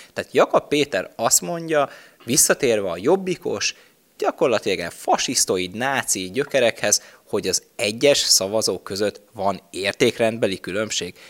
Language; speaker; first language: Hungarian; native; Hungarian